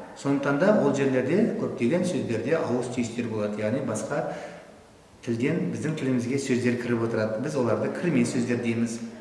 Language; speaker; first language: Kazakh; native; Kazakh